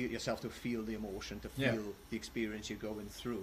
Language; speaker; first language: English; native; English